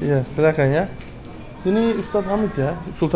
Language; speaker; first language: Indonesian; non-native, learner; Turkish